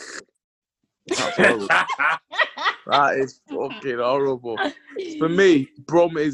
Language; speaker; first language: English; native; English